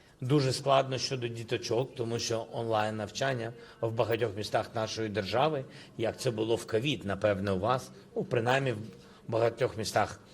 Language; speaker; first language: Ukrainian; non-native, local second language; Russian